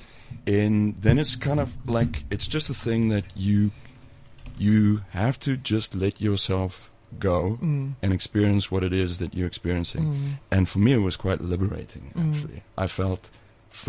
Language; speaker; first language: English; non-native, fluent; German